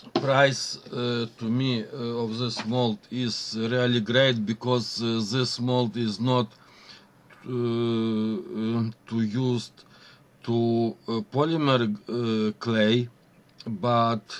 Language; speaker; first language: English; non-native, learner; Ukrainian